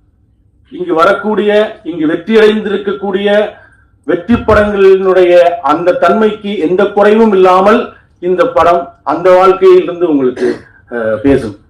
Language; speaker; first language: Tamil; native; Tamil